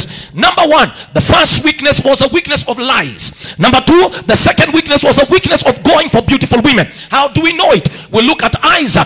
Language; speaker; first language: English; non-native, local second language; Swahili